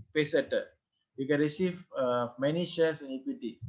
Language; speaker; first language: English; non-native, local second language; Tamil